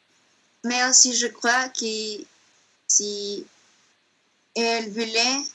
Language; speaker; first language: French; non-native, learner; Spanish